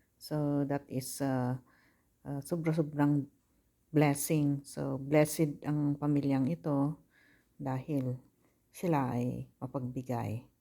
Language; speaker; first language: Filipino; native; Filipino